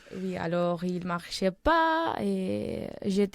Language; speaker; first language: French; non-native, fluent; Spanish